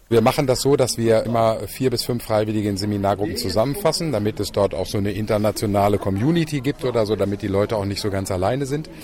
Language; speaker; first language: German; native; German